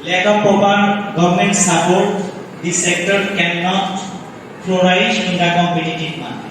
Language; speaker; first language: English; non-native, local second language; Bangla